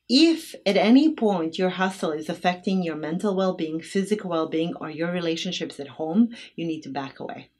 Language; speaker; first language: English; non-native, fluent; Bosnian